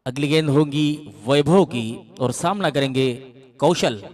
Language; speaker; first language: Hindi; non-native, local second language; Marathi